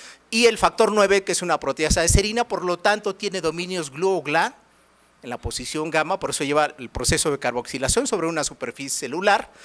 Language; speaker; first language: Spanish; native; Spanish